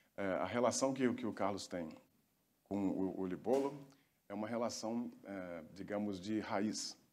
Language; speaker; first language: Portuguese; native; Portuguese